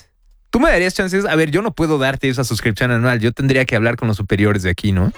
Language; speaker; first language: Spanish; native; Spanish